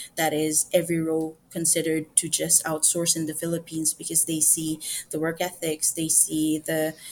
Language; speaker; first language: English; non-native, local second language; Filipino